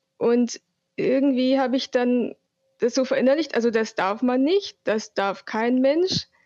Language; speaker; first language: German; native; German